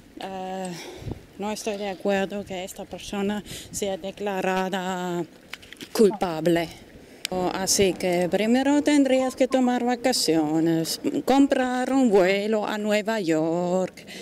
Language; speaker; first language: Spanish; non-native, fluent; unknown